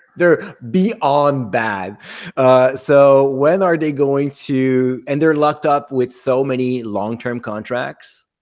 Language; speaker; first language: English; non-native, fluent; French